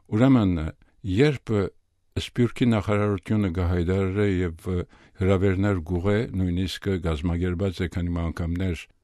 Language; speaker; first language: Armenian; early bilingual, heritage; Armenian